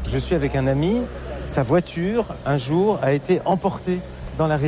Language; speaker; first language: French; native; French